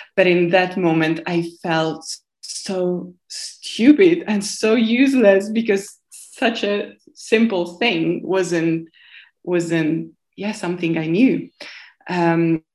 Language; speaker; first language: English; non-native, fluent; Italian